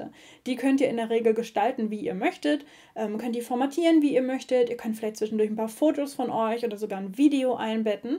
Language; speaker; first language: German; native; German